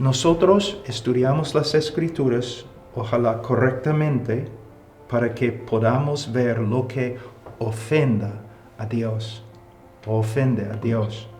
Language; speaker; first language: Spanish; non-native, fluent; English